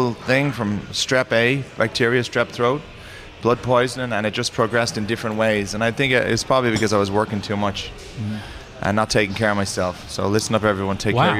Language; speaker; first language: English; native; English